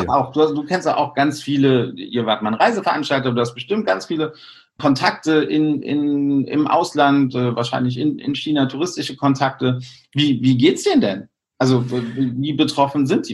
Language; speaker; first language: German; native; German